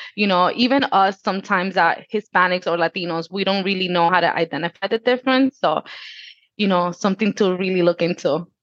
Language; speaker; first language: English; early bilingual, other home language; Spanish